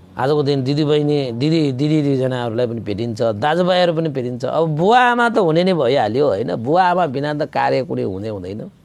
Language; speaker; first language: Nepali; non-native, local second language; Newari